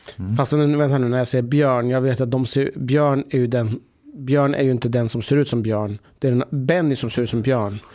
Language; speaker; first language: Swedish; early bilingual, other home language; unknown